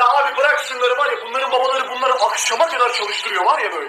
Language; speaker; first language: Turkish; native; Turkish